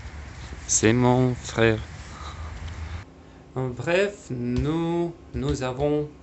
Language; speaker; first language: French; non-native, learner; Russian